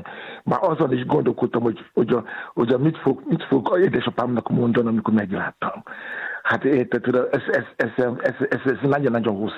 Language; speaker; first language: Hungarian; non-native, learner; Yoruba